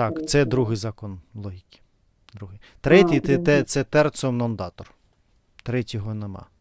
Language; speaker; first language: Ukrainian; non-native, fluent; Russian